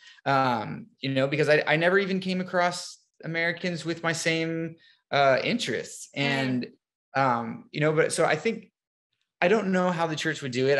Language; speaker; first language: English; native; English